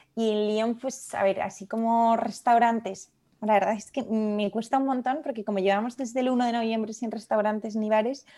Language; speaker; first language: Spanish; native; Spanish